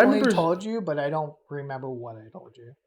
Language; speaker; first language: English; native; English